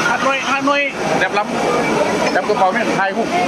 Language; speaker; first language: Vietnamese; non-native, learner; Lao